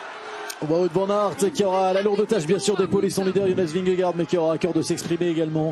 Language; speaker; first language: French; native; French